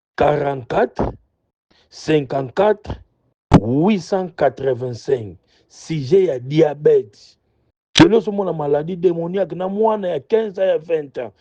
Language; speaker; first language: Lingala; non-native, local second language; Kongo